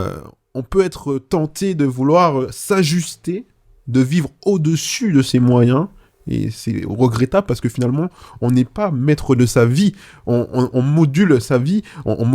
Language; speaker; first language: French; native; French